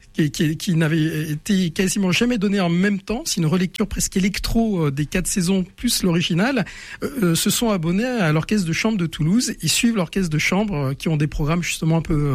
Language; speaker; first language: French; native; French